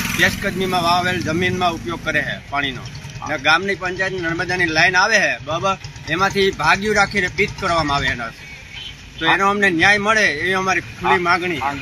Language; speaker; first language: Gujarati; native; Gujarati